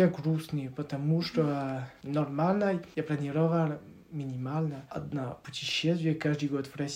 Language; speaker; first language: Russian; non-native, learner; French